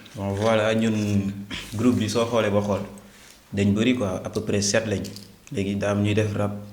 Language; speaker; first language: Wolof; native; Wolof